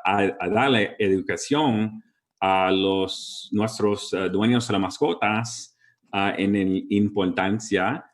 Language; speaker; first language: Spanish; early bilingual, heritage; English